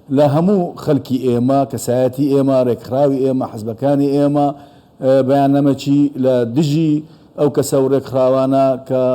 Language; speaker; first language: Central Kurdish; non-native, local second language; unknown